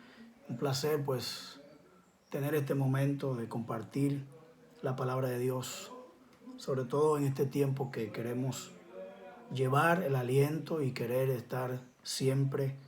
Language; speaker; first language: Spanish; native; Spanish